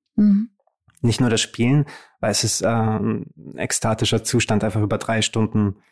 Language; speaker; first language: German; early bilingual, other home language; Romanian